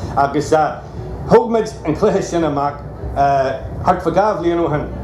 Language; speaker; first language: Irish; non-native, local second language; English